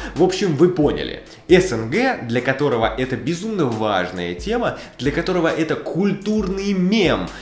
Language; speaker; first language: Russian; native; Russian